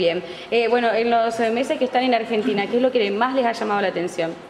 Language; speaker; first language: Spanish; native; Spanish